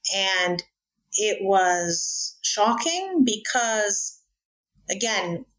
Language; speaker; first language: English; native; English